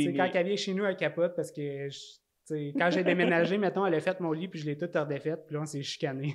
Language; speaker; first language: French; native; French